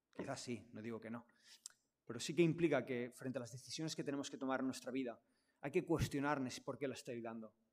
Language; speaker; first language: Spanish; non-native, local second language; Catalan